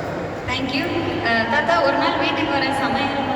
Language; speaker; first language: Tamil; native; Tamil